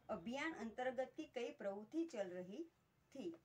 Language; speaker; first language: Hindi; non-native, local second language; Gujarati